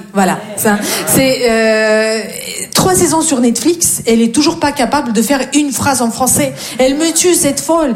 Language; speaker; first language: French; non-native, fluent; Russian